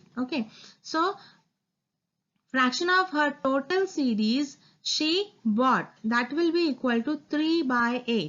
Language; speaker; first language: English; non-native, local second language; Hindi